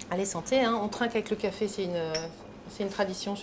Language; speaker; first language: French; native; French